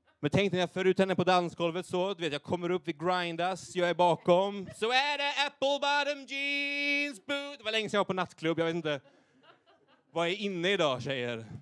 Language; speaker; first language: Swedish; native; Swedish